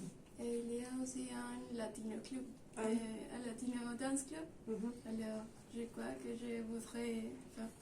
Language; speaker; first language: French; non-native, learner; Spanish